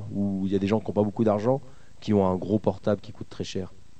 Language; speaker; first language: French; native; French